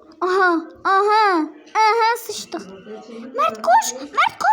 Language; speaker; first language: Turkish; native; Turkish